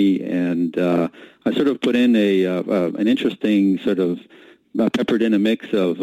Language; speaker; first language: English; native; English